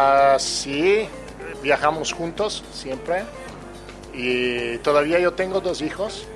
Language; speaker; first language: Portuguese; non-native, learner; Italian